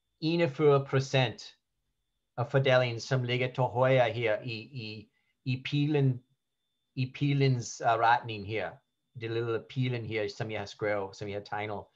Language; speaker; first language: Danish; non-native, learner; English